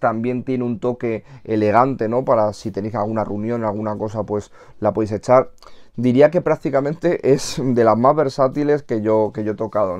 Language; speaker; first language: Spanish; native; Spanish